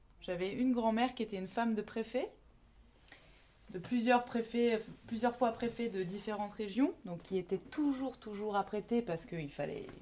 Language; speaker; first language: French; native; French